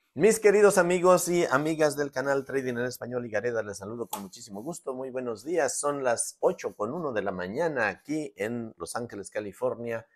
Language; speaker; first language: Spanish; native; Spanish